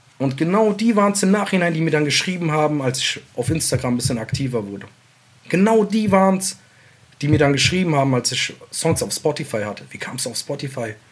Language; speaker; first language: German; early bilingual, other home language; Central Kurdish